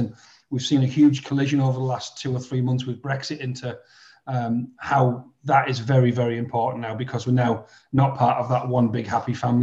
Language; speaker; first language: English; native; English